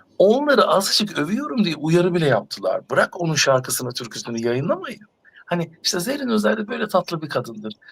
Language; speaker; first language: Turkish; native; Turkish